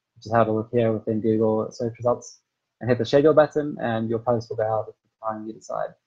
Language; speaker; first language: English; native; English